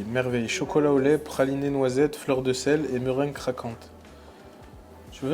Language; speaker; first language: French; native; French